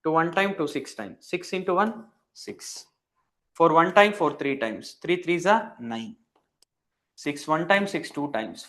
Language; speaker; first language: English; non-native, local second language; Kannada